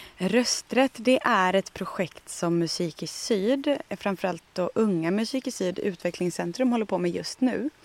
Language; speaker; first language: Swedish; native; Swedish